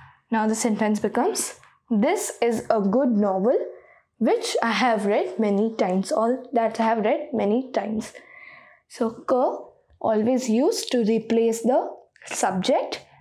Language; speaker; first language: English; non-native, local second language; Hindi